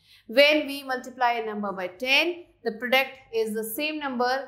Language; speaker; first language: English; non-native, local second language; Hindi